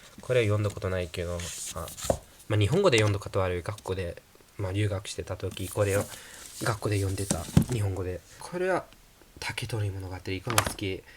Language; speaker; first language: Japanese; non-native, fluent; English